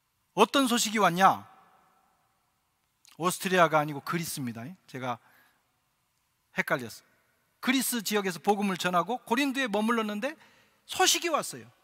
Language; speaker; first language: Korean; native; Korean